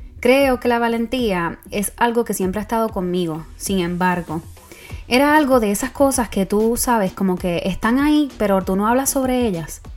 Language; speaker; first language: Spanish; native; Spanish